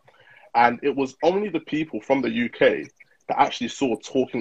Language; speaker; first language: English; native; English